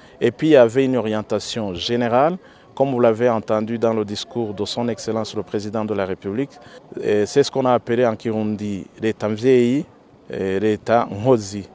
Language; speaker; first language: French; non-native, local second language; Rundi